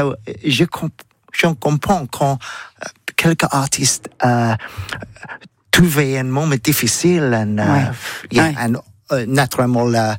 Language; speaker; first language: French; non-native, learner; English